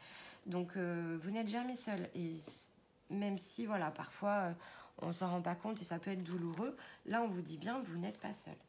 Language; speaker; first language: French; native; French